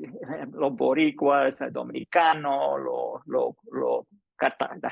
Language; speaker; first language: Spanish; non-native, fluent; English